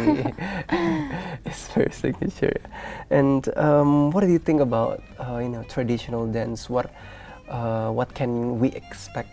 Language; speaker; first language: English; non-native, fluent; Indonesian